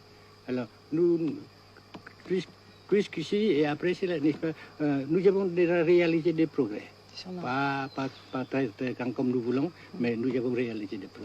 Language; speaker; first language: French; non-native, fluent; Vietnamese